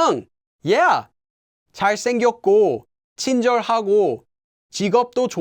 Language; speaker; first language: Korean; non-native, fluent; English